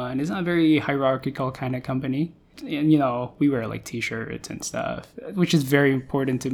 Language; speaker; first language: English; non-native, local second language; Filipino